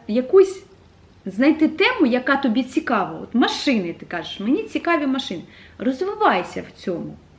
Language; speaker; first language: Ukrainian; non-native, local second language; Russian